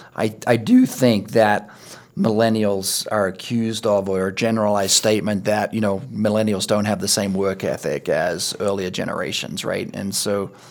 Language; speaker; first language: English; native; English